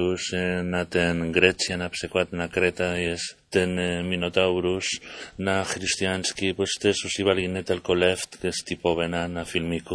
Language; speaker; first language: Polish; non-native, learner; Spanish